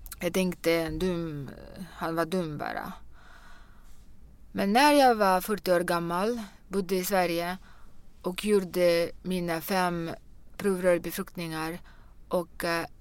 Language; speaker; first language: Swedish; non-native, fluent; Russian